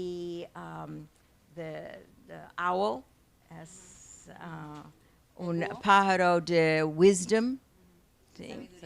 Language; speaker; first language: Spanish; non-native, learner; English